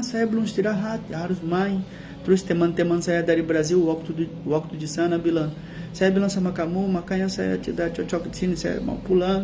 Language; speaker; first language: Indonesian; non-native, fluent; Portuguese